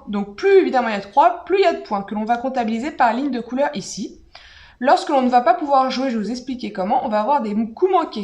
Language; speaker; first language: French; native; French